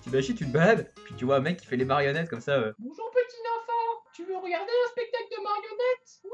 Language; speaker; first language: French; native; French